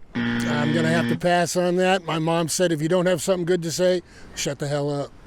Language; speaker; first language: English; native; English